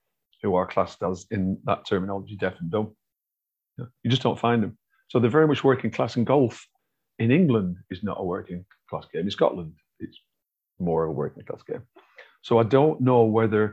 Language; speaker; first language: English; native; English